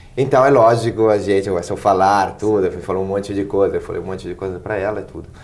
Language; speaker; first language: Portuguese; non-native, fluent; Italian